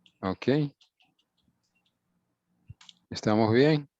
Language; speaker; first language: Spanish; non-native, fluent; English